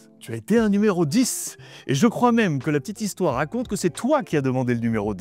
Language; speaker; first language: French; native; French